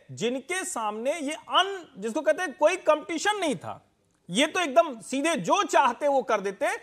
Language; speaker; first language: Hindi; native; Hindi